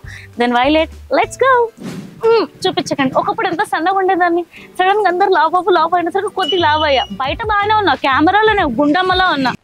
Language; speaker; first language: Telugu; native; Telugu